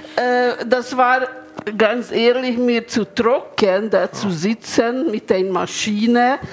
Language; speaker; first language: German; non-native, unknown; Hungarian